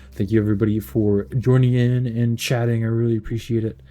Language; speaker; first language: English; native; English